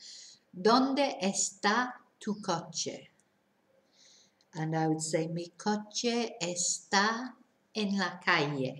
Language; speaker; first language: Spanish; non-native, fluent; English